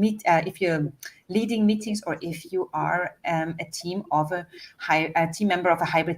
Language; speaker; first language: English; non-native, fluent; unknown